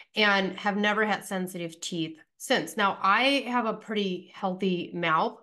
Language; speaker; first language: English; early bilingual, other home language; Pennsylvania German